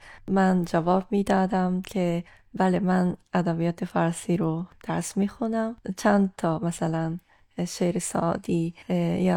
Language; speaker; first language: Persian; non-native, fluent; Japanese